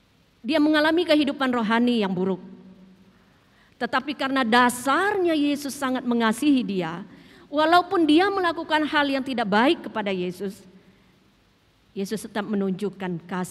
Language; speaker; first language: Indonesian; native; Indonesian